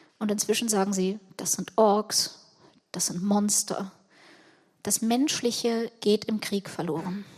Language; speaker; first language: German; early bilingual, other home language; Russian